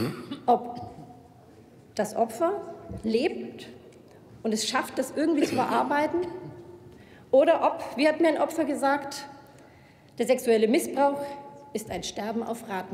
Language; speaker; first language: German; native; German